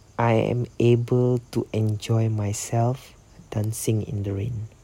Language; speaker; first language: English; non-native, local second language; Malay